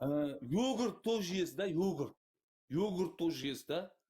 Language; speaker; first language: Russian; non-native, learner; Uzbek